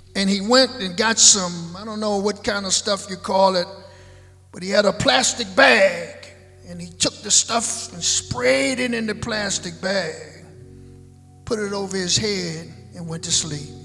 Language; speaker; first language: English; native; English